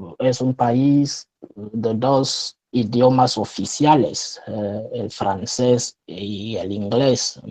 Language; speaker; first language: Spanish; non-native, fluent; French